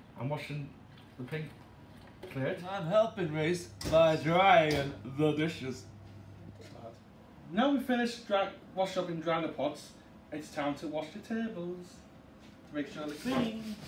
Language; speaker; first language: English; native; English